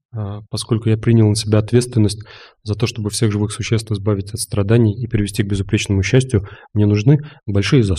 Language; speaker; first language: Russian; native; Russian